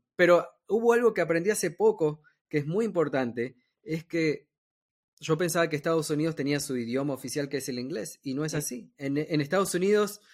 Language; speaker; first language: Spanish; native; Spanish